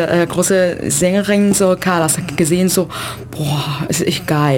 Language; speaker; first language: German; non-native, learner; Chinese